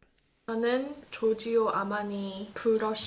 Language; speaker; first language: Korean; early bilingual, heritage; English